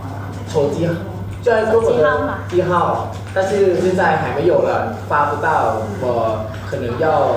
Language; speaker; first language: Chinese; non-native, learner; Thai